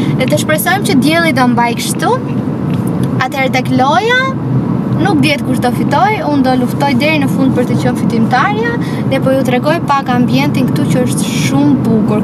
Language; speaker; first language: Albanian; early bilingual, heritage; Albanian